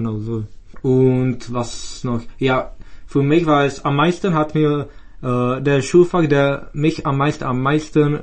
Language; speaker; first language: German; non-native, fluent; Czech